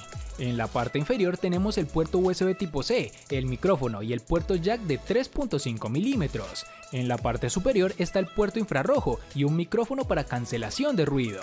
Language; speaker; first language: Spanish; native; Spanish